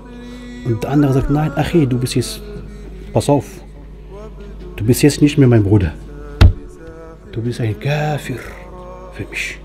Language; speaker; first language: German; non-native, fluent; Arabic